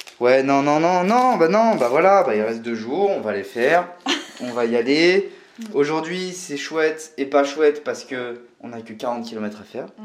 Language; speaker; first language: French; native; French